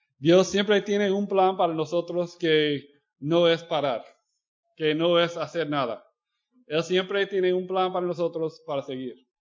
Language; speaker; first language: Spanish; non-native, fluent; English